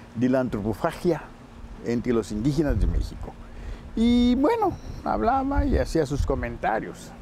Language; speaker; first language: Spanish; non-native, fluent; Haitian Creole